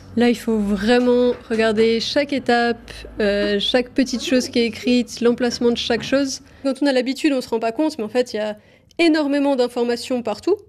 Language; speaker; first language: French; native; French